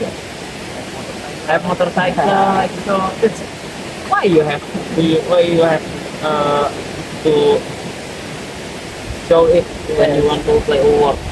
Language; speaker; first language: English; non-native, learner; Indonesian